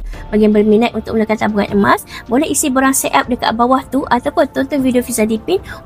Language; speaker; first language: Malay; native; Malay